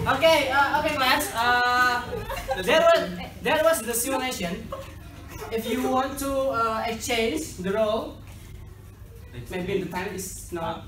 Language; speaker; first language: English; non-native, learner; Indonesian